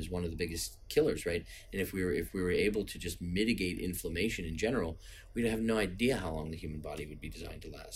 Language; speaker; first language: English; native; English